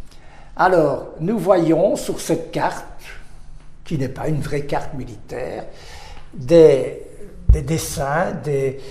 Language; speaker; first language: French; native; French